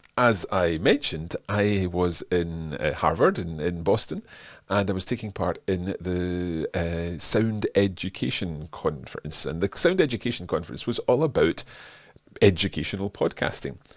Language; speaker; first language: English; native; English